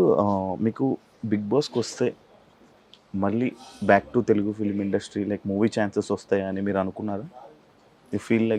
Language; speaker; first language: Telugu; native; Telugu